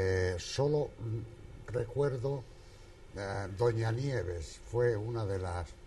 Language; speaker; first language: Spanish; native; Spanish